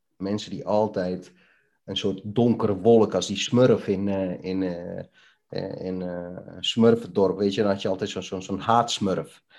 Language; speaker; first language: Dutch; early bilingual, other home language; Bosnian